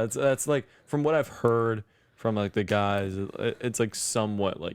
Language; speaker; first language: English; native; English